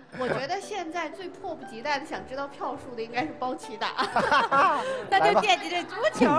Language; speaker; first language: Chinese; native; Chinese